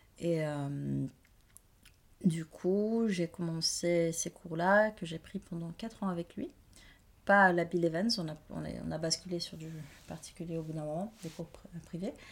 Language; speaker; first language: French; non-native, fluent; Portuguese